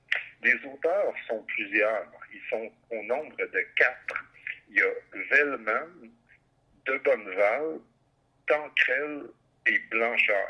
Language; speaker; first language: French; native; French